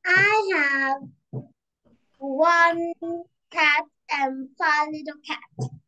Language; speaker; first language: English; non-native, learner; Vietnamese